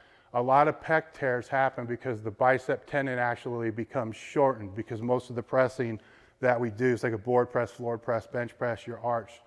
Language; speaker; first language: English; native; English